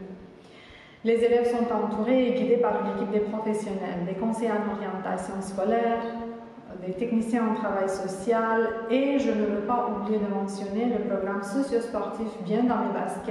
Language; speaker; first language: French; native; French